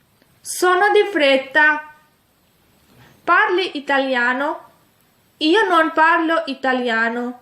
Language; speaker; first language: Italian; non-native, fluent; Urdu